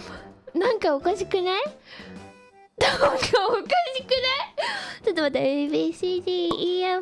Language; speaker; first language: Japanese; non-native, fluent; Korean